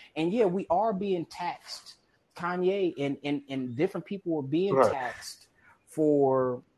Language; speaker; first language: English; native; English